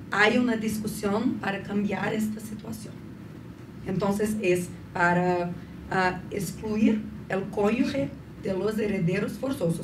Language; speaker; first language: Spanish; non-native, fluent; Portuguese